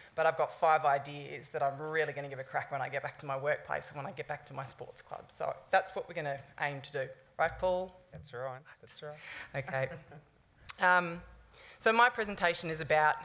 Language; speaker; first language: English; native; English